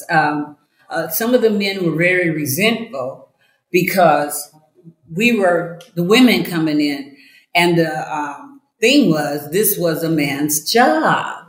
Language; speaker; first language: English; native; English